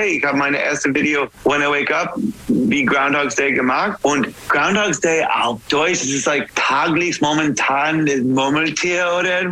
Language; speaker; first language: German; non-native, learner; English